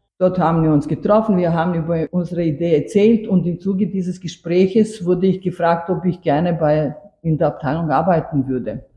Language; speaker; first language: German; non-native, fluent; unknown